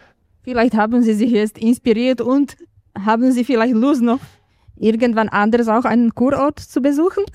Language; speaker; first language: German; native; German